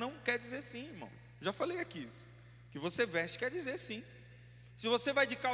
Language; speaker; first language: Portuguese; native; Portuguese